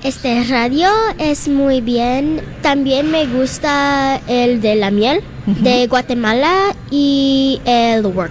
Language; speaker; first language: Spanish; non-native, learner; English